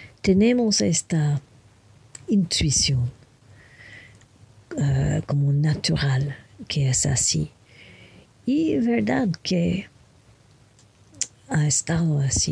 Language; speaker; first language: Spanish; non-native, fluent; French